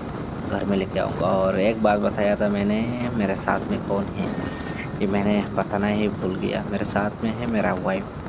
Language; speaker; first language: Hindi; non-native, local second language; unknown